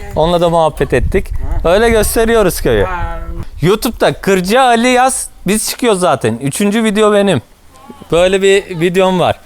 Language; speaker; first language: Turkish; native; Turkish